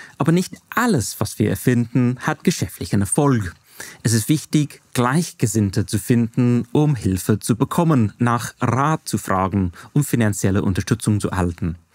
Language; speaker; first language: German; non-native, fluent; English